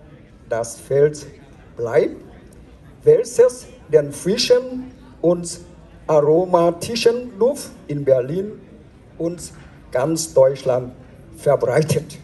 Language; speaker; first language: German; non-native, fluent; Vietnamese